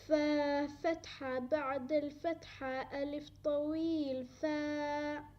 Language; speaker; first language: Arabic; non-native, learner; Somali